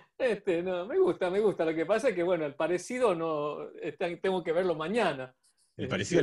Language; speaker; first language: Spanish; native; Spanish